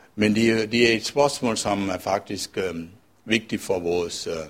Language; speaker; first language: Danish; non-native, fluent; Sinhala